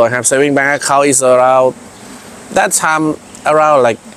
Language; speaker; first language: English; non-native, learner; Thai